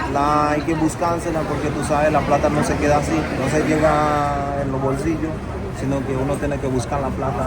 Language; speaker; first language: Spanish; native; Spanish